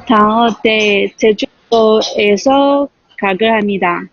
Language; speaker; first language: Korean; non-native, learner; Chinese